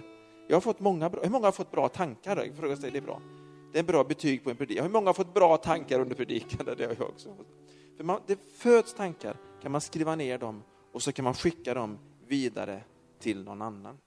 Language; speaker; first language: Swedish; native; Swedish